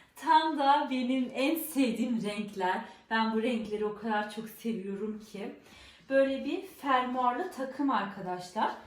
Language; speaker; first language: Turkish; early bilingual, heritage; Turkish